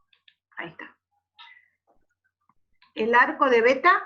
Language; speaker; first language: Spanish; native; Spanish